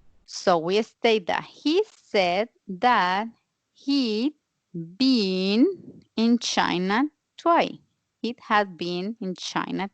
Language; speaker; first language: English; non-native, fluent; Spanish